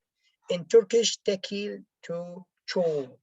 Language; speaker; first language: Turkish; non-native, learner; Arabic